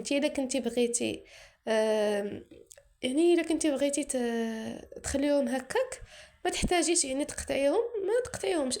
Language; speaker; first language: Arabic; native; Arabic